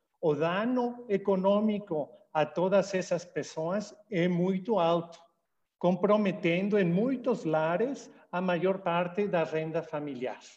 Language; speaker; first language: Portuguese; non-native, learner; Spanish